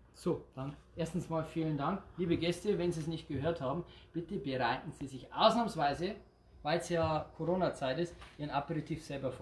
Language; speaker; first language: German; native; German